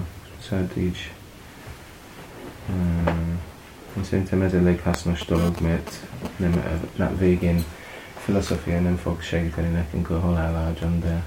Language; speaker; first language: Hungarian; non-native, learner; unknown